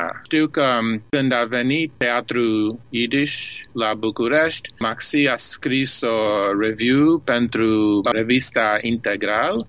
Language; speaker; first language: Romanian; early bilingual, heritage; Romanian